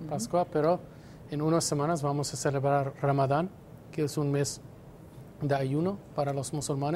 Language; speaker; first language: Spanish; non-native, fluent; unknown